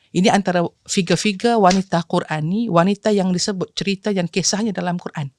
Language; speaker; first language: Malay; native; Malay